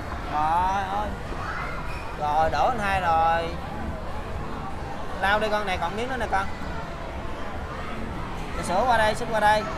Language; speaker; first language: Vietnamese; native; Vietnamese